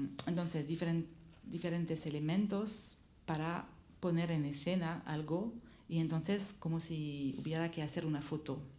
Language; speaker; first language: Spanish; non-native, learner; French